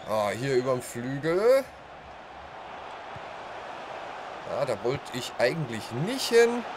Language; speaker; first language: German; native; German